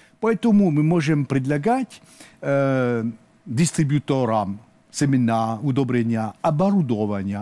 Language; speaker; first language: Russian; non-native, learner; French